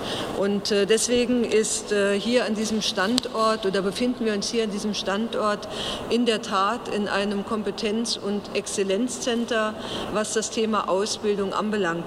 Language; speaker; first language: German; native; German